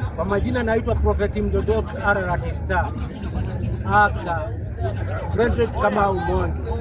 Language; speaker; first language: Swahili; non-native, local second language; Kikuyu